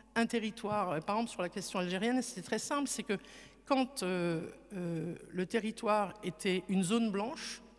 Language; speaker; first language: French; native; French